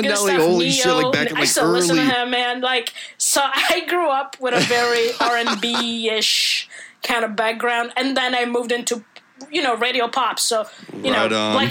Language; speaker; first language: English; non-native, fluent; Italian